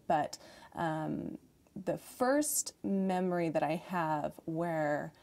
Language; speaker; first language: English; native; English